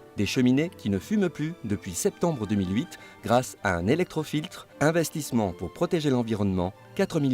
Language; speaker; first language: French; native; French